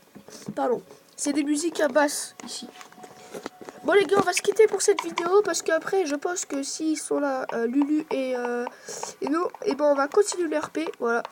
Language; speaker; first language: French; native; French